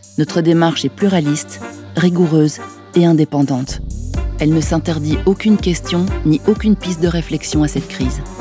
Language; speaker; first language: French; native; French